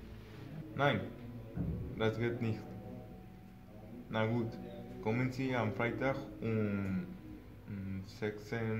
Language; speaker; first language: German; non-native, learner; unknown